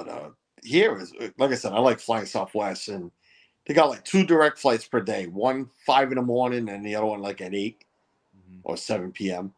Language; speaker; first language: English; native; English